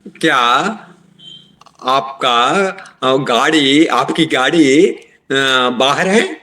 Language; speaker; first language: Hindi; non-native, learner; Telugu